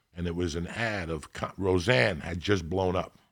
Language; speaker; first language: English; native; English